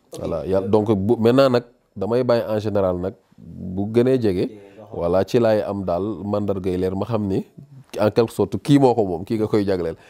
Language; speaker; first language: Wolof; native; Wolof